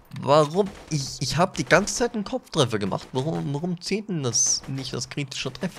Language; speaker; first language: German; native; German